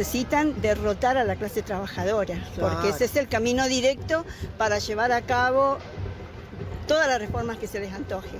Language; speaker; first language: Spanish; native; Spanish